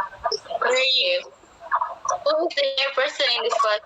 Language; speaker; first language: English; non-native, learner; Indonesian